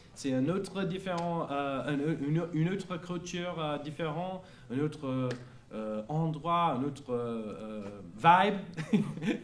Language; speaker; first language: French; non-native, fluent; English